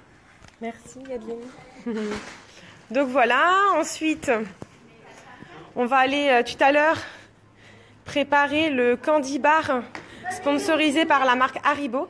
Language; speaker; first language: French; native; French